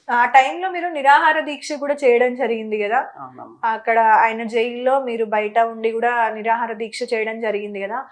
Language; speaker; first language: Telugu; native; Telugu